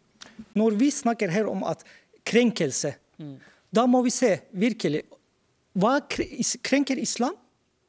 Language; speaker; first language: Norwegian; non-native, fluent; Turkish